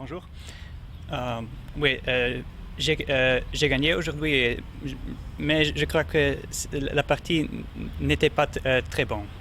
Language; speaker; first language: French; non-native, learner; German